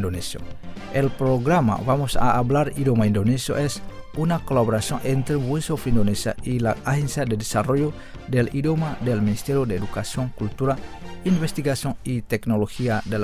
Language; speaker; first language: Spanish; non-native, fluent; Indonesian